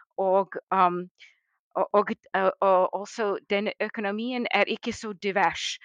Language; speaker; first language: Norwegian; non-native, fluent; English